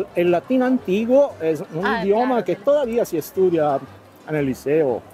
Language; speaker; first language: Spanish; early bilingual, heritage; Italian